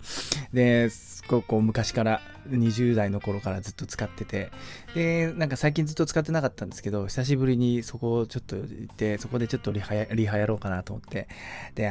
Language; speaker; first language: Japanese; native; Japanese